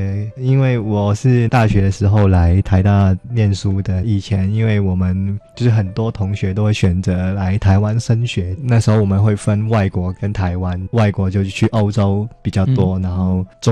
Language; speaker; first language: Chinese; non-native, local second language; Cantonese